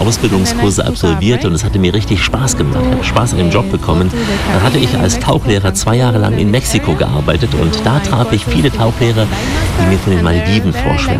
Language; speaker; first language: German; native; German